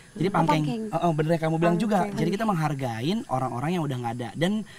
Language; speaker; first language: Indonesian; native; Indonesian